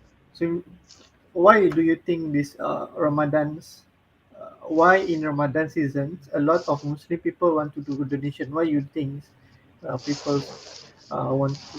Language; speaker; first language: English; non-native, fluent; Malay